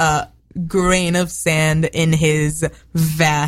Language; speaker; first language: English; non-native, fluent; Hebrew